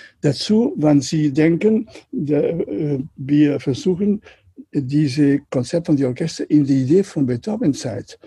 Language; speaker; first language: German; non-native, learner; Catalan